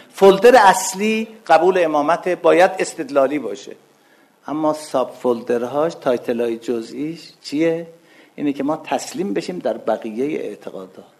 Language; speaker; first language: Persian; non-native, local second language; Azerbaijani